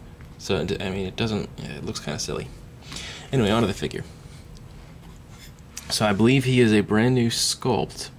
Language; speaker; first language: English; native; English